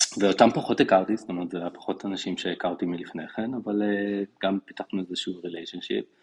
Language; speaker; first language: Hebrew; native; Hebrew